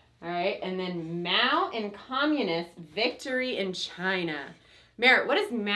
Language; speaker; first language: English; native; English